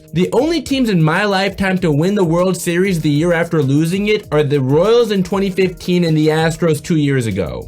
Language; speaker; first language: English; native; English